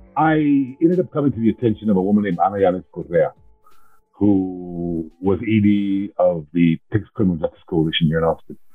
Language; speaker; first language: English; native; English